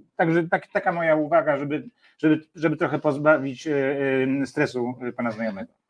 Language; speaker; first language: Polish; native; Polish